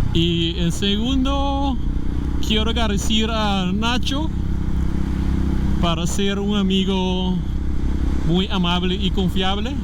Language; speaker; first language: Spanish; non-native, learner; Papiamento